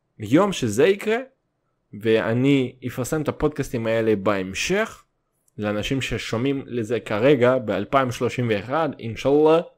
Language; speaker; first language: Hebrew; early bilingual, other home language; Russian